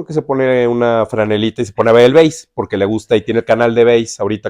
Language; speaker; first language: Spanish; native; Spanish